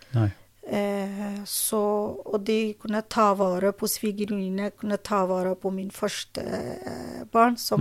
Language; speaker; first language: Norwegian; non-native, learner; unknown